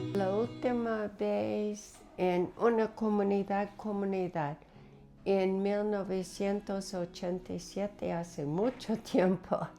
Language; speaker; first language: Spanish; non-native, fluent; English